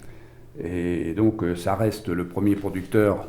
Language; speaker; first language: French; native; French